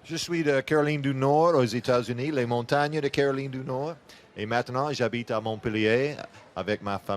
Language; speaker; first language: French; non-native, learner; English